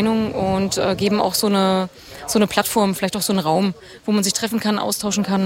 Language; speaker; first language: German; native; German